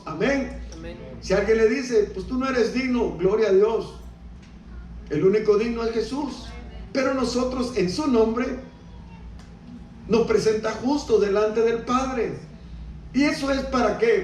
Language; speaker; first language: Spanish; native; Spanish